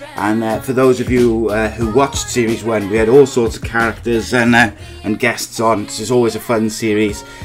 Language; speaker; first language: English; native; English